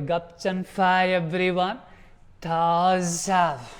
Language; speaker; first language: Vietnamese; non-native, learner; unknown